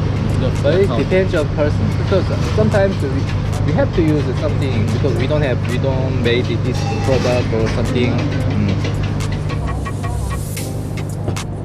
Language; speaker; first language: English; non-native, learner; Korean